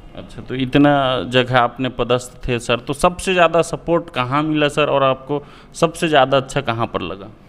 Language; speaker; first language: Hindi; native; Hindi